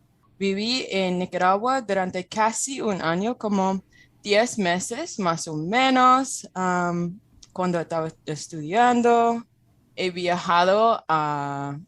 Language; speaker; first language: Spanish; non-native, fluent; English